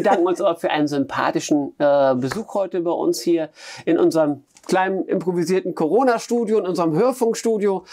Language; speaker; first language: German; native; German